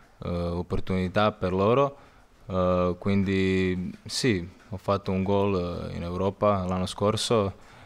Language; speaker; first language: Italian; non-native, learner; Croatian